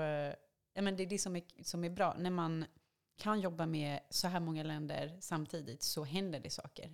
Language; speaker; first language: Swedish; non-native, fluent; French